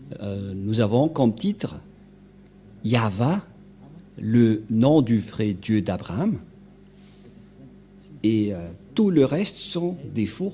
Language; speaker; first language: French; non-native, local second language; Malagasy